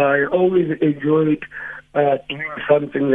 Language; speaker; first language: English; non-native, local second language; Zulu